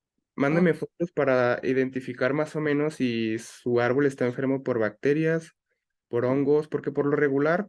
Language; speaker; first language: Spanish; native; Spanish